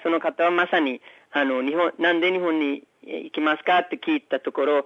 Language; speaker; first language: Japanese; non-native, fluent; English